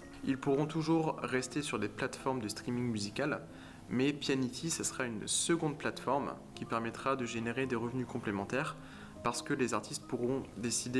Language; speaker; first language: French; native; French